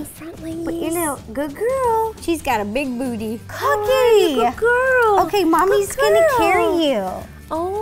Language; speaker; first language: English; native; English